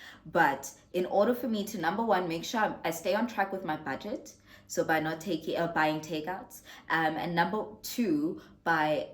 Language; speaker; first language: English; non-native, local second language; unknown